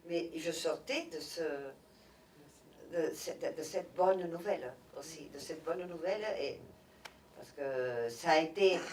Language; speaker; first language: French; non-native, fluent; Catalan